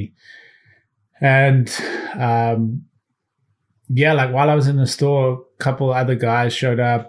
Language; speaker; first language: English; native; English